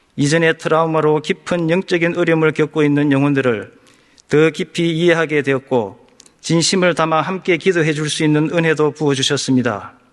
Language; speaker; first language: Korean; native; Korean